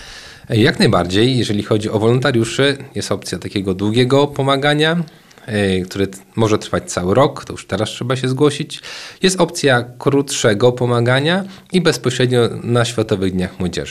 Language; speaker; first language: Polish; native; Polish